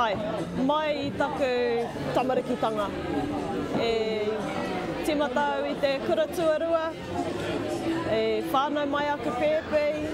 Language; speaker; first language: Māori; non-native, local second language; English